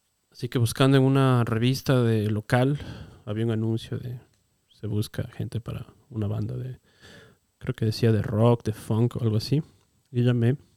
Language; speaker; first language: Spanish; native; Spanish